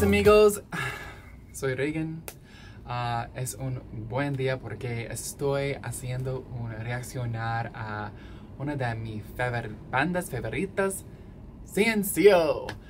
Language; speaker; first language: Spanish; non-native, learner; English